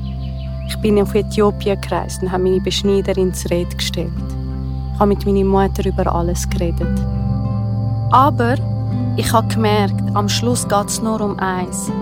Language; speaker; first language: German; non-native, fluent; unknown